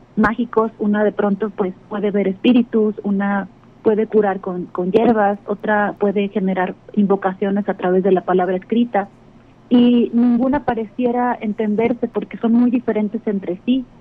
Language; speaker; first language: Spanish; native; Spanish